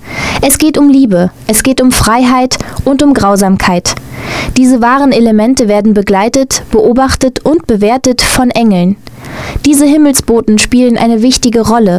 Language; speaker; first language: German; native; German